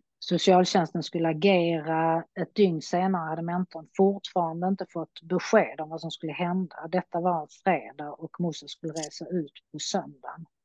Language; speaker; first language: Swedish; native; Swedish